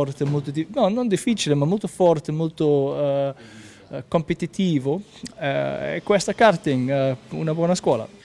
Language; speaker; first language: Italian; non-native, learner; German